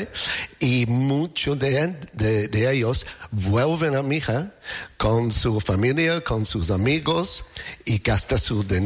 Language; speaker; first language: Spanish; non-native, learner; English